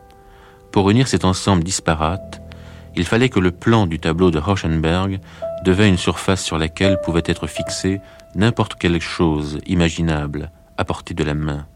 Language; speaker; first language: French; native; French